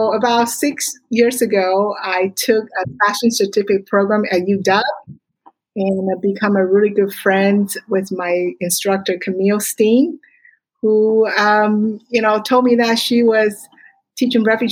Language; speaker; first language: English; non-native, fluent; Chinese